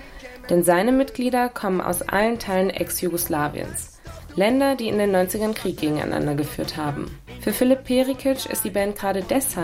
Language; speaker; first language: German; native; German